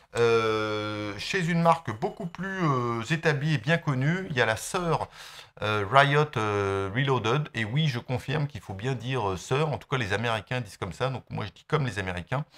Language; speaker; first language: French; native; French